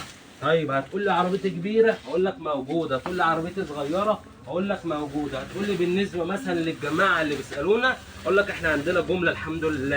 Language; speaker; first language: Arabic; native; Arabic